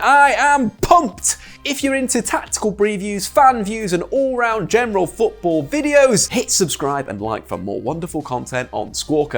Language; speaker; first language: English; native; English